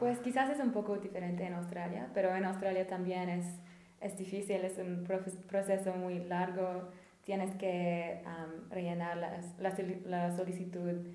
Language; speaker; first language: Spanish; non-native, fluent; English